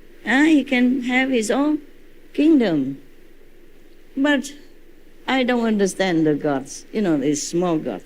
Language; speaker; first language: English; non-native, fluent; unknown